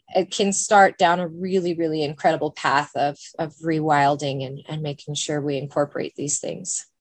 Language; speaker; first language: English; native; English